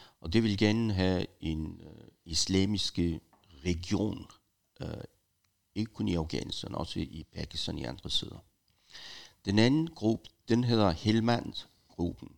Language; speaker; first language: Danish; non-native, fluent; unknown